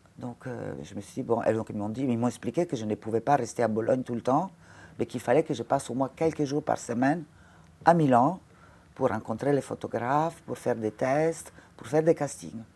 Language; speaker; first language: French; non-native, fluent; Italian